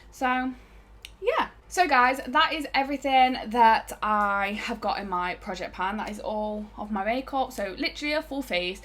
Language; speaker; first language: English; native; English